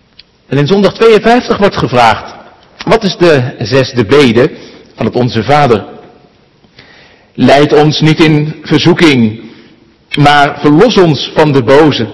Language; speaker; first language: Dutch; native; Dutch